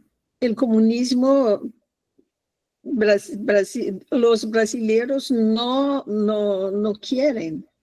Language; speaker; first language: Spanish; non-native, fluent; Portuguese